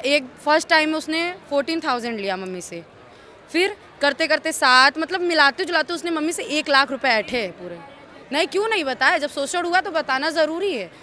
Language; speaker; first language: Hindi; native; Hindi